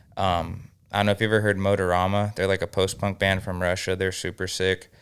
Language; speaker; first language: English; native; English